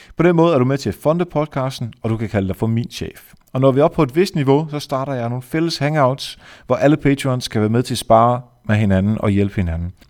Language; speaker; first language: Danish; native; Danish